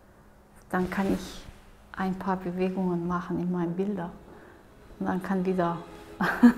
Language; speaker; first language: German; non-native, fluent; Korean